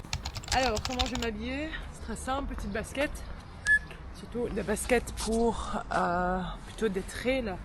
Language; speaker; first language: French; native; French